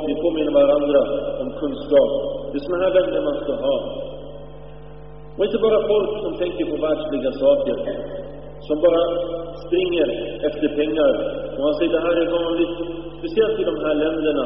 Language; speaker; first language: Swedish; early bilingual, other home language; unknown